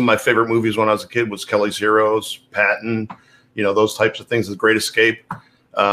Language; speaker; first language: English; native; English